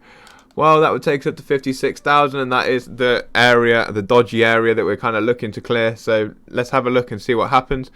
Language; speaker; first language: English; native; English